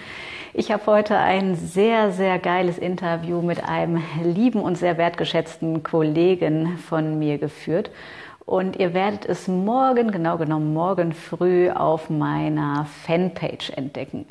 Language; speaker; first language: German; native; German